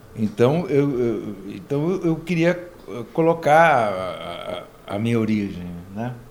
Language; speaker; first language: Portuguese; native; Portuguese